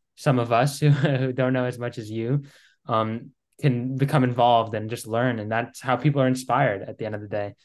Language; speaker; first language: English; non-native, fluent; Greek